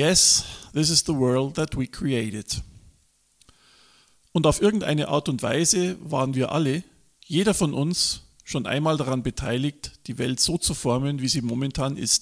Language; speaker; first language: German; native; German